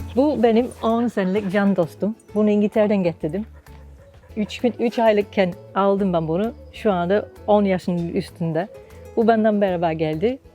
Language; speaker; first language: Turkish; non-native, fluent; English